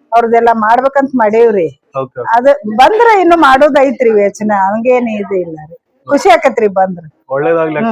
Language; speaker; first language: Kannada; native; Kannada